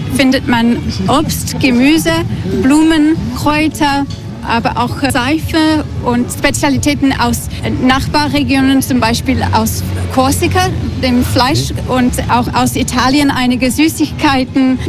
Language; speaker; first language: German; non-native, fluent; English